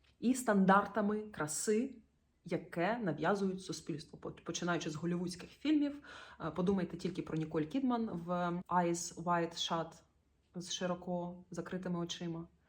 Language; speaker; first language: Ukrainian; native; Ukrainian